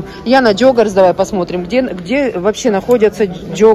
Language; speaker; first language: Russian; native; Russian